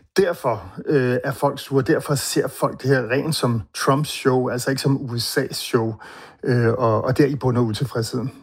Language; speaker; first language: Danish; native; Danish